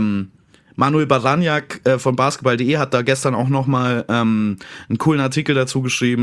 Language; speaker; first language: German; native; German